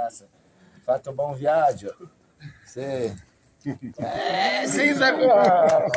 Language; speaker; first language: Italian; non-native, learner; Portuguese